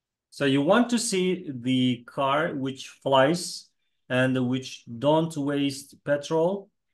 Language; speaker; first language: English; non-native, fluent; Kazakh